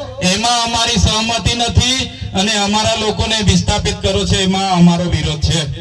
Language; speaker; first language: Gujarati; non-native, local second language; Bhili